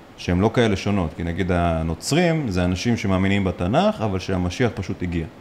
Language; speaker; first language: Hebrew; non-native, local second language; Arabic